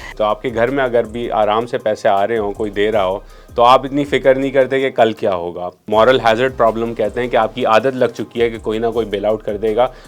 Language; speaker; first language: Urdu; non-native, local second language; Memoni